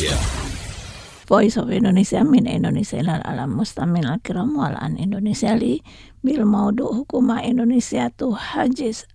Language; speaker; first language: Arabic; non-native, fluent; Indonesian